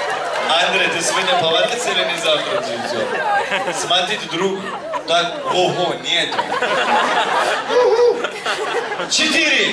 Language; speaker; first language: Russian; non-native, learner; Turkish